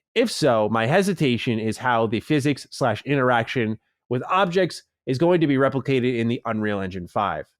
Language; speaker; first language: English; native; English